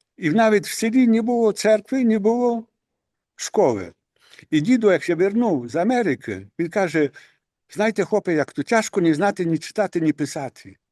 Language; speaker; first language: Ukrainian; native; Ukrainian